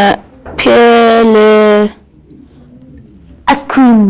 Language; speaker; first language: French; non-native, learner; English